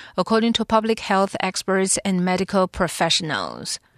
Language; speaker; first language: English; non-native, fluent; Chinese